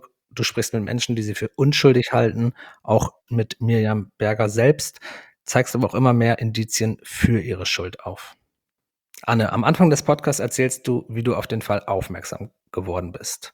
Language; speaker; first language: German; native; German